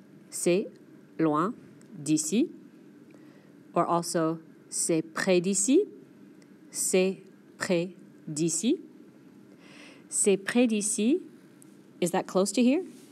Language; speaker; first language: French; non-native, fluent; English